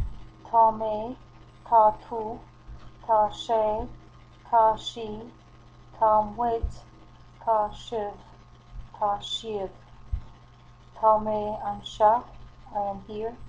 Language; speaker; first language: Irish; non-native, learner; English